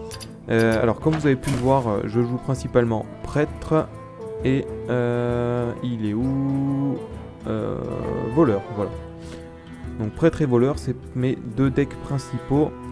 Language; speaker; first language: French; native; French